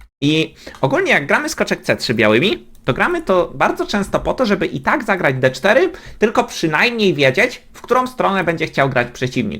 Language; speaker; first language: Polish; native; Polish